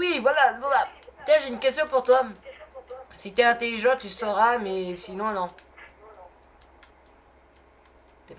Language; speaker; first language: French; native; French